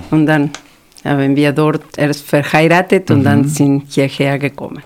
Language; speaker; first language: German; non-native, fluent; Spanish